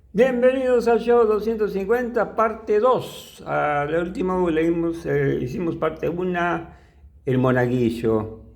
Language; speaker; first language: Spanish; early bilingual, other home language; English